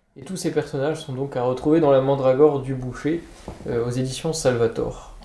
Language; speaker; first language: French; native; French